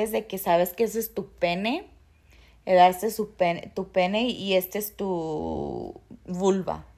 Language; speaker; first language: Spanish; early bilingual, heritage; Spanish